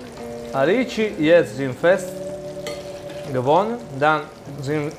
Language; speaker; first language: German; non-native, learner; Italian